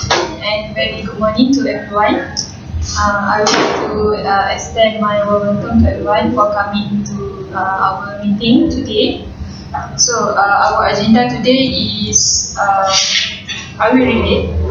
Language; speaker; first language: English; non-native, fluent; Malay